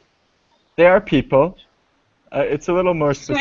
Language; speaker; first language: English; non-native, fluent; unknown